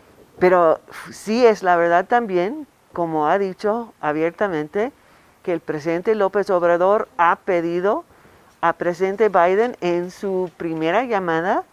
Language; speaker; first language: Spanish; non-native, fluent; English